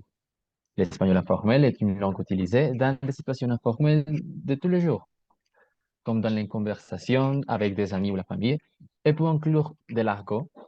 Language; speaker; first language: French; non-native, learner; Spanish